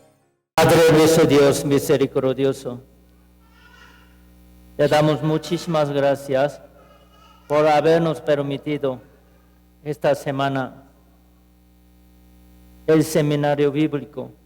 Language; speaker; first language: Spanish; non-native, fluent; Korean